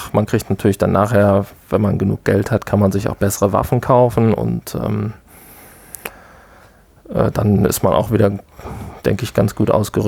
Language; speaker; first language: German; native; German